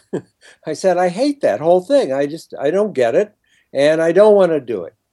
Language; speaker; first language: English; native; English